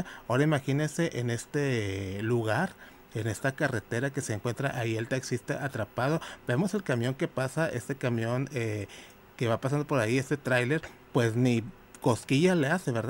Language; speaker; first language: Spanish; native; Spanish